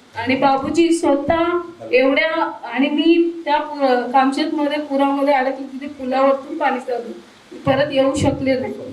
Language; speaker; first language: Marathi; native; Marathi